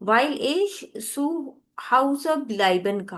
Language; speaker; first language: German; non-native, fluent; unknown